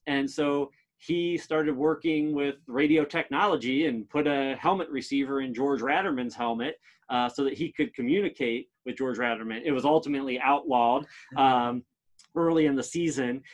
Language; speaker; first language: English; native; English